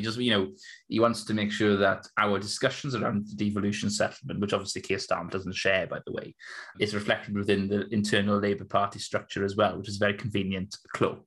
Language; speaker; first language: English; native; English